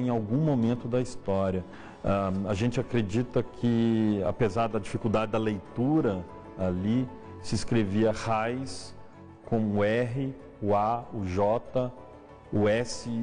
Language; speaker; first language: Portuguese; native; Portuguese